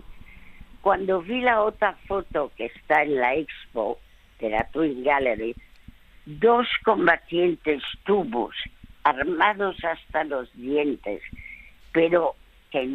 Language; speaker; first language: Spanish; early bilingual, other home language; French